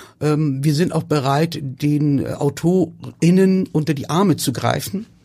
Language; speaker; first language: German; early bilingual, other home language; Turkish